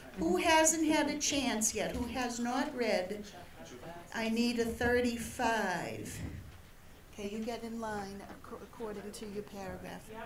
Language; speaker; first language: English; native; English